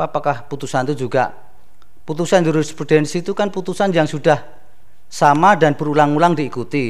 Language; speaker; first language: Indonesian; native; Indonesian